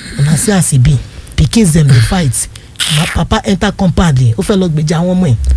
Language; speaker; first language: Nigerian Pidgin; non-native, local second language; Yoruba